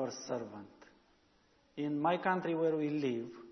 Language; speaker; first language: English; non-native, learner; Romanian